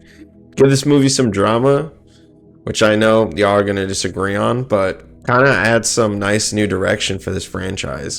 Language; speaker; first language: English; native; English